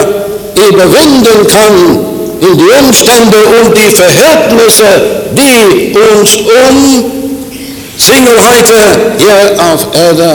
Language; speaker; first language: German; non-native, fluent; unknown